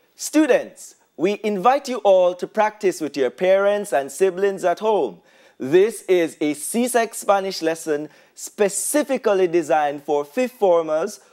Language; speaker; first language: English; native; English